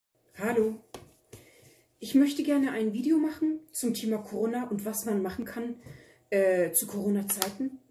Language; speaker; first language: German; early bilingual, other home language; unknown